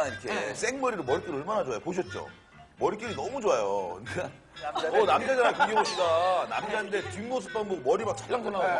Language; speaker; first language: Korean; native; Korean